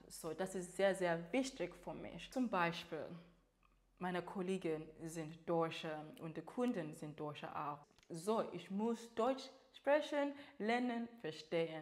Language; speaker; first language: German; non-native, learner; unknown